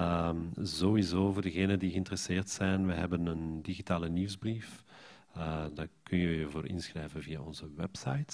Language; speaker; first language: Dutch; native; Dutch